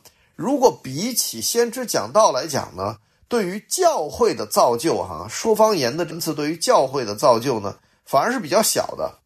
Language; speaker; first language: Chinese; native; Chinese